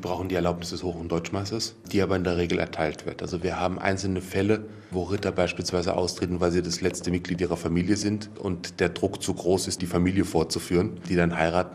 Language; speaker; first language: German; native; German